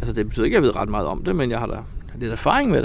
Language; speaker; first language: Danish; native; Danish